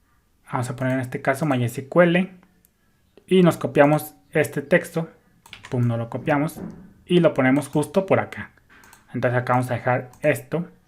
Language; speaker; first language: Spanish; native; Spanish